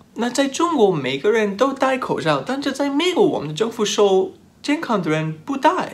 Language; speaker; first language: Chinese; non-native, fluent; English